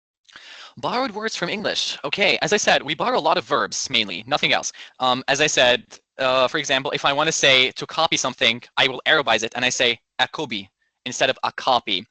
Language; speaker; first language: English; non-native, local second language; Arabic